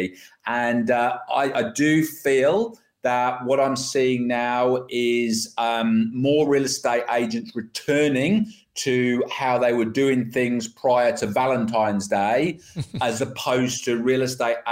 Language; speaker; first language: English; native; English